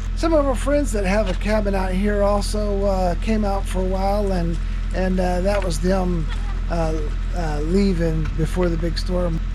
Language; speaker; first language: English; native; English